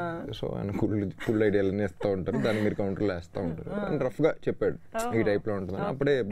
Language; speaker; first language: Telugu; native; Telugu